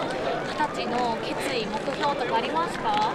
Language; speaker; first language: Japanese; native; Japanese